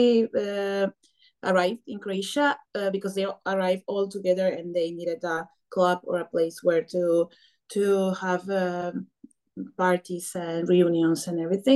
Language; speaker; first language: English; non-native, fluent; Spanish